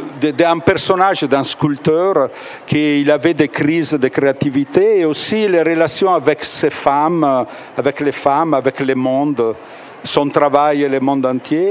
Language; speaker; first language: French; non-native, fluent; Italian